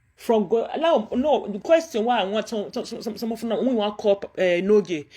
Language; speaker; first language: Nigerian Pidgin; non-native, local second language; Yoruba